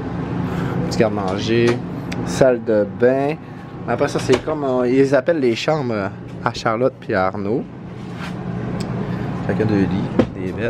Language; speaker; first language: French; native; French